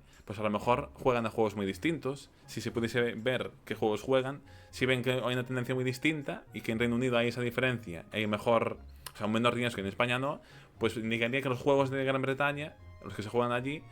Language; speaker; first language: Spanish; native; Spanish